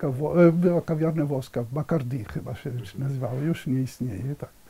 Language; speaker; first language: Polish; non-native, fluent; Italian